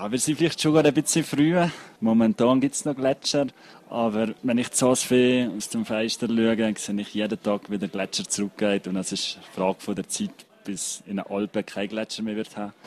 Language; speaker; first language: German; native; German